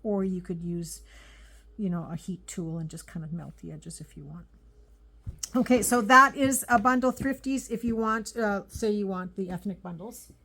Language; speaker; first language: English; native; English